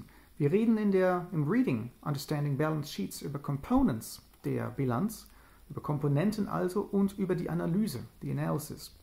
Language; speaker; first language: German; native; German